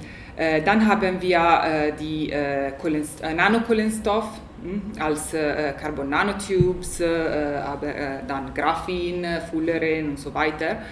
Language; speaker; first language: German; non-native, learner; Italian